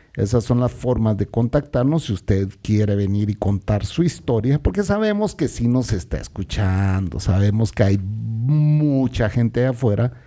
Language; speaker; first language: Spanish; native; Spanish